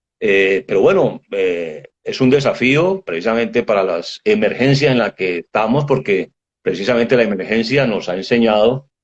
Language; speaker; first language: Spanish; native; Spanish